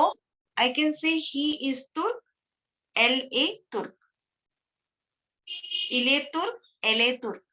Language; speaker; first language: French; non-native, fluent; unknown